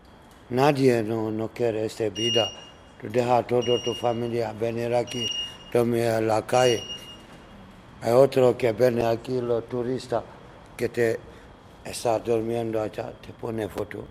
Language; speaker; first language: Spanish; non-native, learner; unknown